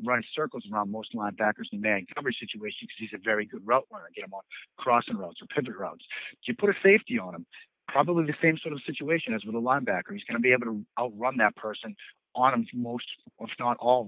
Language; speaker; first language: English; native; English